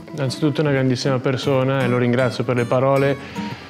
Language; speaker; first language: Italian; native; Italian